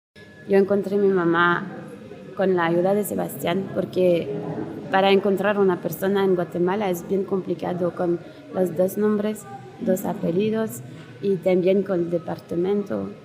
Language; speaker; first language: Spanish; non-native, learner; French